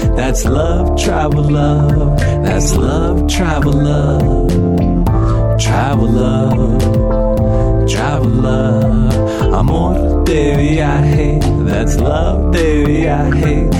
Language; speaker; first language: Spanish; non-native, fluent; English